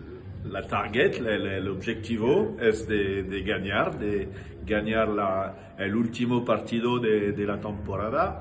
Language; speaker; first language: Spanish; non-native, learner; French